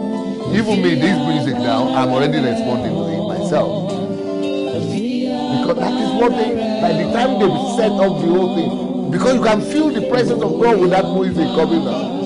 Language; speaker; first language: English; non-native, local second language; Yoruba